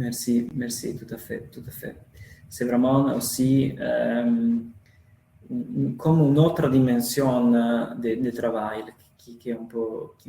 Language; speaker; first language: French; non-native, fluent; Italian